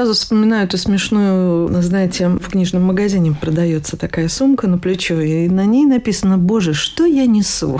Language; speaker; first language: Russian; native; Russian